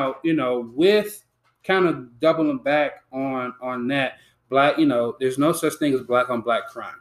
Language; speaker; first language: English; native; English